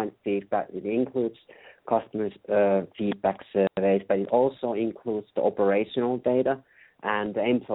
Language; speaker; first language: English; non-native, fluent; Finnish